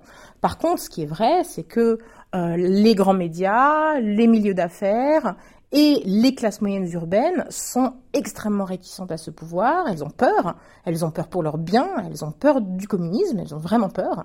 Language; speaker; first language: French; native; French